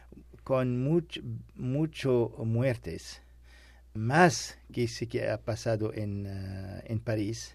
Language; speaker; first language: Spanish; non-native, learner; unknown